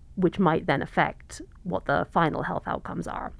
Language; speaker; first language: English; native; English